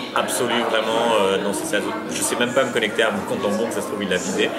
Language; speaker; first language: French; early bilingual, other home language; Arabic